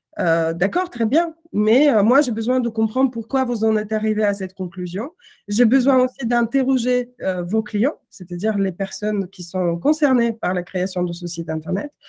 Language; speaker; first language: French; non-native, fluent; Russian